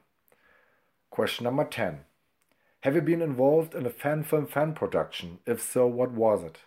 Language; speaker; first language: English; non-native, fluent; German